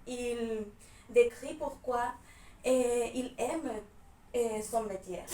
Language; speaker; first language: French; non-native, fluent; Spanish